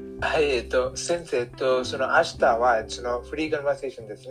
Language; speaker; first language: Japanese; non-native, learner; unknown